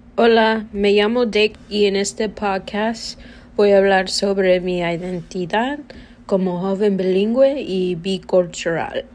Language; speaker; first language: Spanish; early bilingual, heritage; Spanish